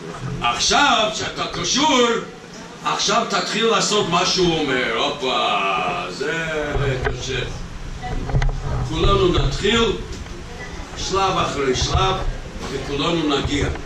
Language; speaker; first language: Hebrew; non-native, fluent; English